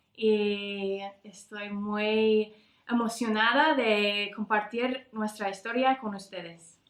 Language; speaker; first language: Spanish; non-native, fluent; English